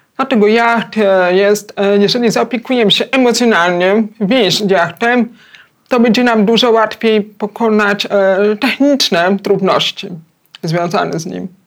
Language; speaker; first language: Polish; early bilingual, heritage; Polish